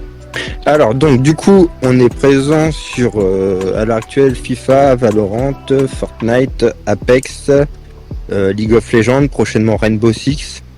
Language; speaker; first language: French; native; French